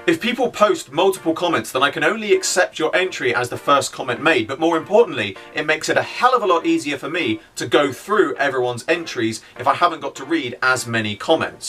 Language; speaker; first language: English; native; English